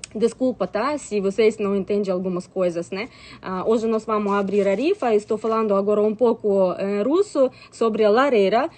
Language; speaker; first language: Portuguese; non-native, learner; Russian